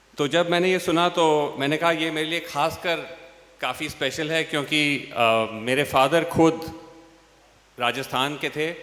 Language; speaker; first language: Hindi; non-native, local second language; English